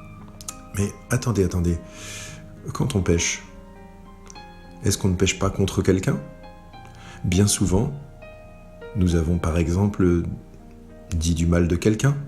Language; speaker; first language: French; native; French